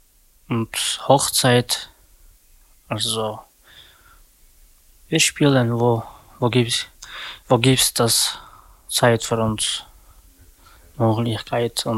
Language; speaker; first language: German; non-native, learner; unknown